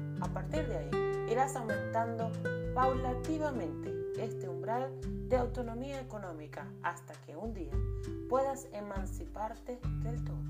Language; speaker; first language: Spanish; native; Spanish